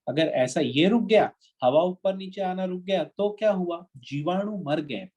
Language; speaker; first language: Hindi; non-native, local second language; Marathi